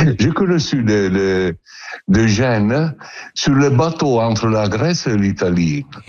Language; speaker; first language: French; non-native, learner; Italian